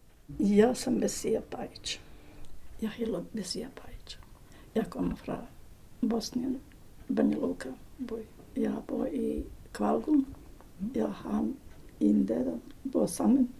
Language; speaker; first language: Danish; non-native, learner; Bosnian